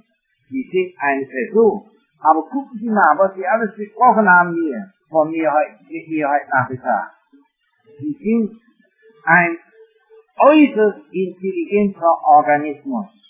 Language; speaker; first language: German; non-native, fluent; English